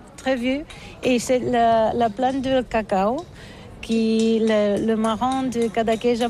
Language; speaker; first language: French; non-native, learner; Catalan